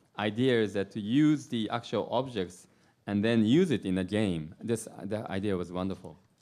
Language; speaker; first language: English; non-native, fluent; Japanese